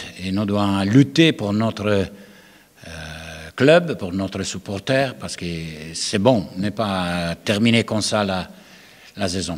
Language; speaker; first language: French; non-native, learner; Spanish